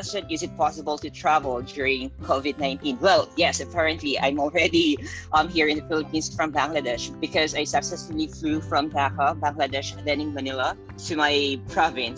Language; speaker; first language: English; non-native, local second language; Filipino